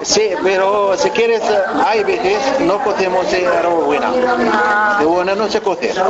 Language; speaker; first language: Spanish; non-native, learner; Arabic